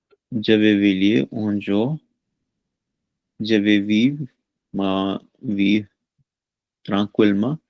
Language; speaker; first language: French; non-native, learner; Punjabi